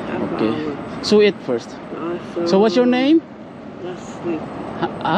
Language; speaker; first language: English; non-native, learner; Filipino